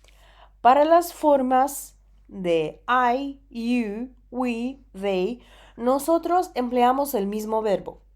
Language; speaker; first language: Spanish; non-native, fluent; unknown